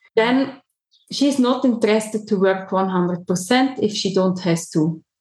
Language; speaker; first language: English; non-native, learner; German